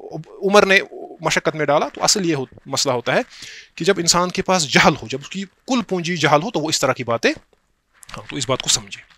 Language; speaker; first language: Urdu; non-native, local second language; Kashmiri